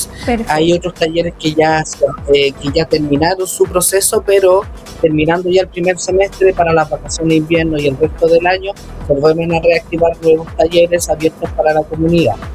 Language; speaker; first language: Spanish; native; Spanish